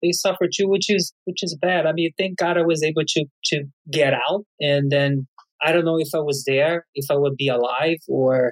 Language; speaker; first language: English; non-native, fluent; Portuguese